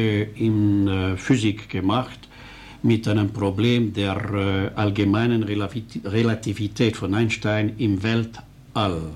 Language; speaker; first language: German; non-native, local second language; French